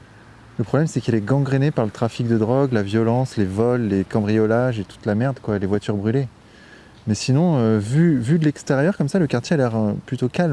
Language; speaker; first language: French; native; French